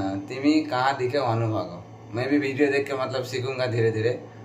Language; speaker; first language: Hindi; non-native, local second language; Bangla